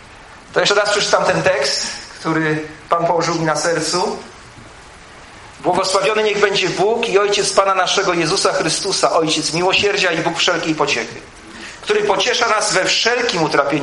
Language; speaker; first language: Polish; native; Polish